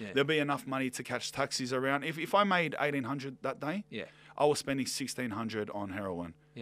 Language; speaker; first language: English; native; English